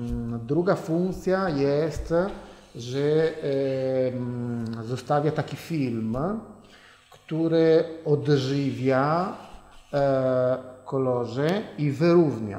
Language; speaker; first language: Polish; non-native, fluent; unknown